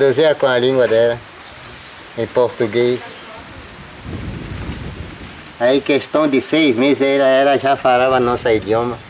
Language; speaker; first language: Portuguese; non-native, local second language; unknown